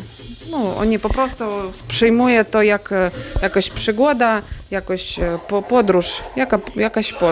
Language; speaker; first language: Polish; non-native, learner; Ukrainian